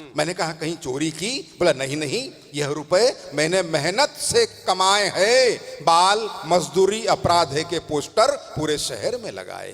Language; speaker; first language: Hindi; non-native, local second language; Tamil